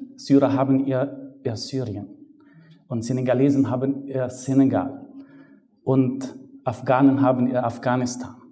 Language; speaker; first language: German; non-native, fluent; Arabic